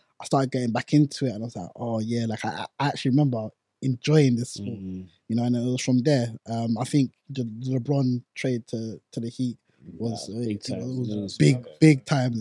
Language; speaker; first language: English; non-native, local second language; Akan